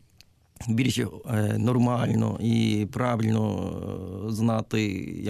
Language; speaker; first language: Ukrainian; non-native, learner; Japanese